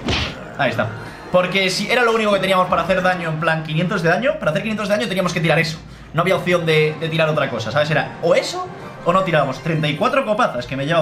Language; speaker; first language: Spanish; native; Spanish